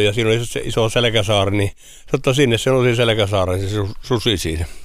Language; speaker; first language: Finnish; native; Finnish